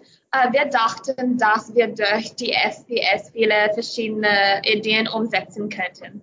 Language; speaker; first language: German; non-native, learner; English